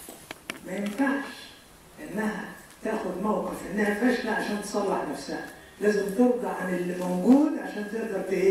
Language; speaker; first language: Arabic; native; Arabic